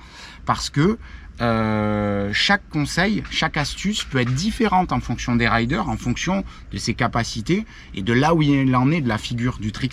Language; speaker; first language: French; native; French